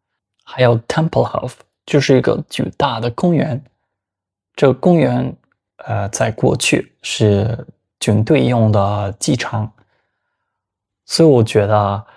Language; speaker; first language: Chinese; non-native, fluent; Spanish